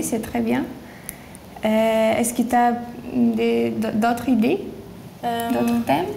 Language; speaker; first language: French; non-native, learner; Lithuanian